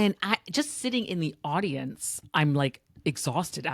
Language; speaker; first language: English; native; English